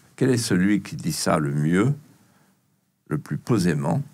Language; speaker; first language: French; native; French